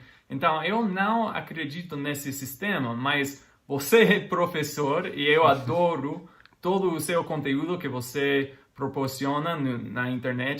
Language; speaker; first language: Portuguese; non-native, fluent; English